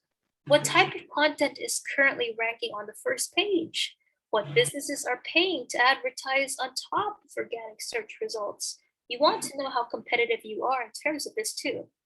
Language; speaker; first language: English; non-native, fluent; Indonesian